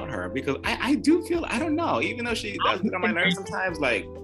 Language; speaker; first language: English; native; English